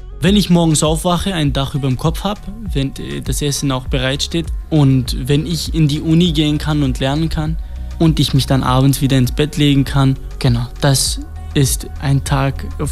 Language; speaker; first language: German; non-native, fluent; Kurdish